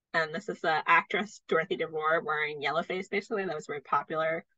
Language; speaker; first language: English; native; English